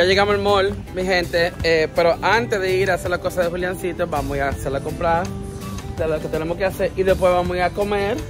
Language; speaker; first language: Spanish; native; Spanish